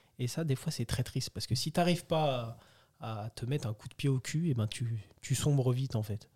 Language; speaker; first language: French; early bilingual, other home language; Portuguese